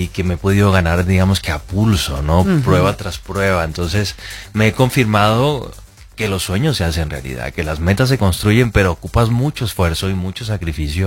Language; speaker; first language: Spanish; native; Spanish